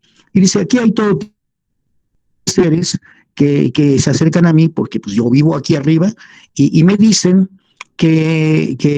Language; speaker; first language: Spanish; native; Spanish